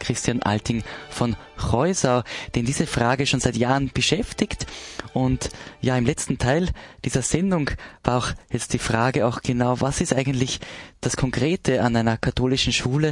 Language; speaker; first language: German; native; German